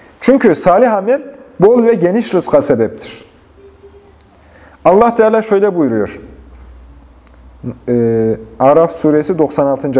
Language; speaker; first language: Turkish; native; Turkish